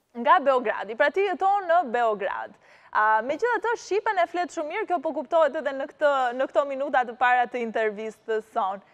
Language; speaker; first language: Albanian; native; Albanian